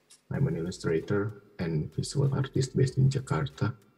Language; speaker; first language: English; non-native, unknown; Indonesian